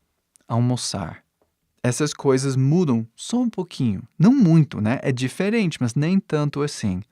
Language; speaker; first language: Portuguese; non-native, fluent; English